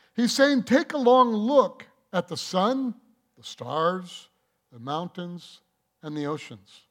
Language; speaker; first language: English; native; English